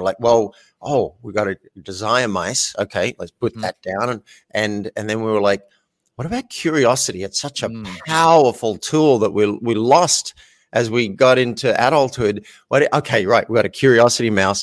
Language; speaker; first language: English; native; English